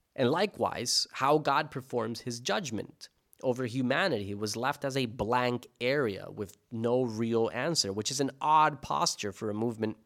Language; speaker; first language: English; native; English